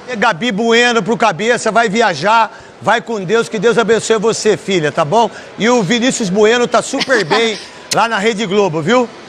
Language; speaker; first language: Portuguese; native; Portuguese